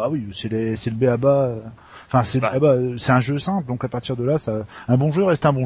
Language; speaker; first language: French; native; French